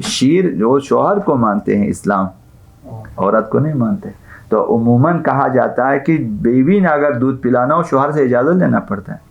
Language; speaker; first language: Urdu; non-native, local second language; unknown